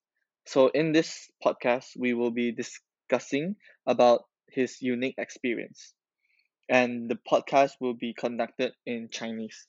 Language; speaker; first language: English; non-native, local second language; Chinese